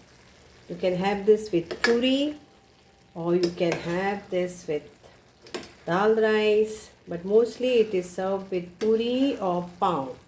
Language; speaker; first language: English; non-native, local second language; Konkani